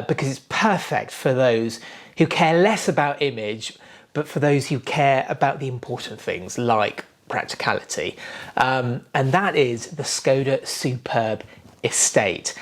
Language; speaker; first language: English; native; English